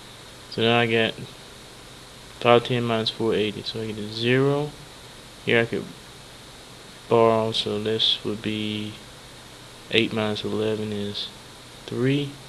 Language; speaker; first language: English; native; English